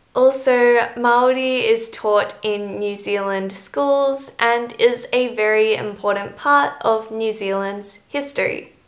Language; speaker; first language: English; native; English